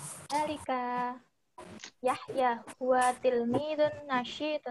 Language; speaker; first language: Arabic; non-native, learner; Indonesian